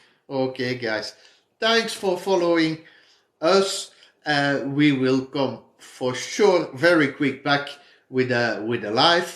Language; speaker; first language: English; non-native, fluent; Dutch